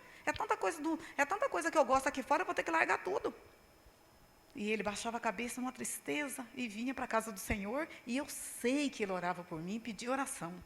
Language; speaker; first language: Portuguese; native; Portuguese